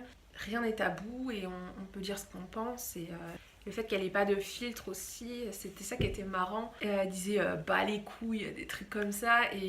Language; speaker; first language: French; native; French